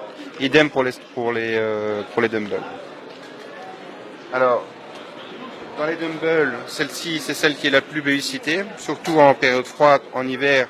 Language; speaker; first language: French; native; French